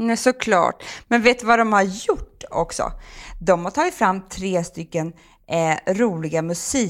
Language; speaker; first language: Swedish; native; Swedish